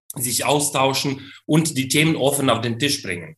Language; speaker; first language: German; non-native, fluent; Ukrainian